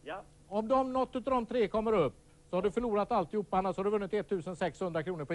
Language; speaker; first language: Swedish; native; Swedish